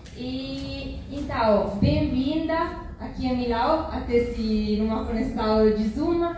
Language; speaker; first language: Portuguese; non-native, learner; Italian